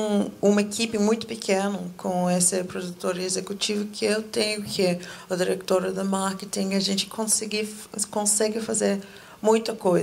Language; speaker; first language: Portuguese; non-native, fluent; English